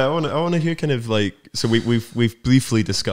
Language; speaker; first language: English; native; English